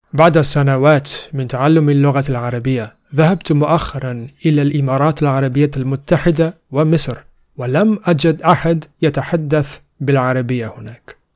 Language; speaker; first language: Arabic; non-native, fluent; Urdu